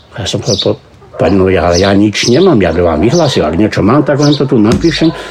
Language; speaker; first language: Slovak; early bilingual, heritage; Slovak